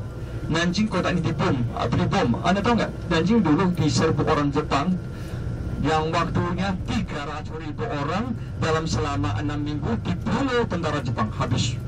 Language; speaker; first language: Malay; non-native, fluent; Chinese